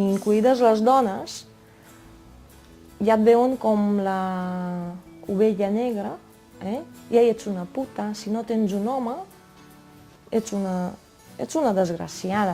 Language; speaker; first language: Catalan; non-native, fluent; Romanian